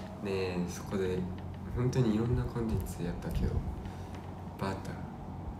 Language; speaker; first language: Japanese; non-native, fluent; Korean